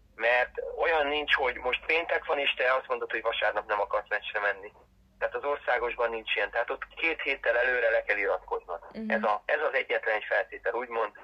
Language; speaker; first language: Hungarian; native; Hungarian